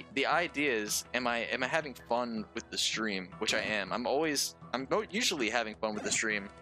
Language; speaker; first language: English; native; English